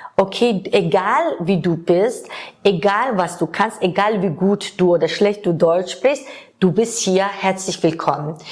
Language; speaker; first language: German; non-native, fluent; Georgian